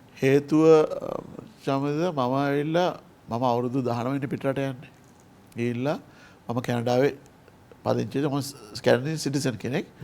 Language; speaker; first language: Sinhala; native; Sinhala